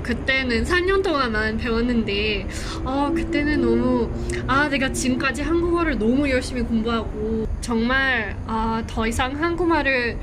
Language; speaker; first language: Korean; non-native, fluent; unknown